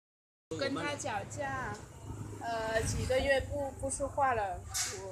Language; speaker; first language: Chinese; non-native, learner; Vietnamese